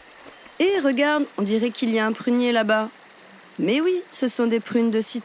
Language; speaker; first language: French; native; French